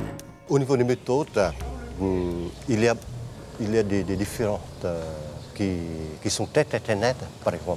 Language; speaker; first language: French; non-native, fluent; Vietnamese